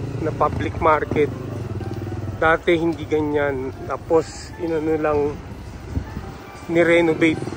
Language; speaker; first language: Filipino; native; Filipino